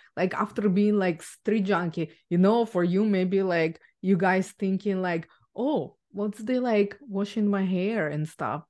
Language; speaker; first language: English; non-native, fluent; Ukrainian